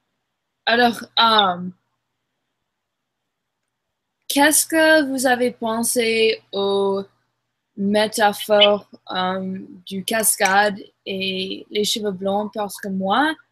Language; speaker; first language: French; non-native, learner; English